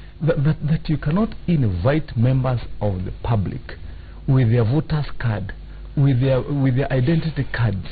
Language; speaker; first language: English; non-native, local second language; Kikuyu